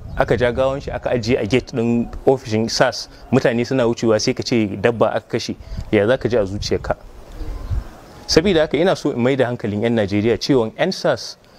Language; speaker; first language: Hausa; non-native, local second language; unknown